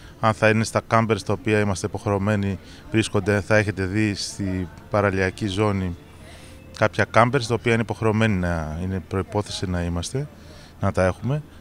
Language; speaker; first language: Greek; native; Greek